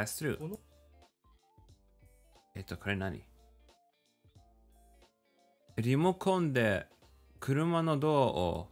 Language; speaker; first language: Japanese; non-native, learner; English